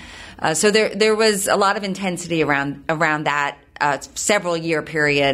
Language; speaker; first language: English; native; English